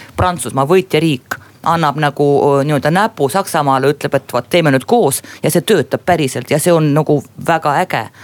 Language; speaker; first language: Estonian; non-native, local second language; Russian